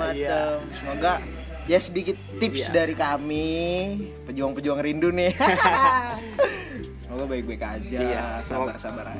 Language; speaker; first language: Indonesian; native; Indonesian